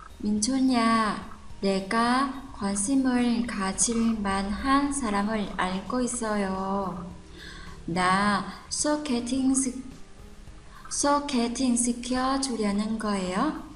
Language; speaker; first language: Korean; non-native, fluent; Vietnamese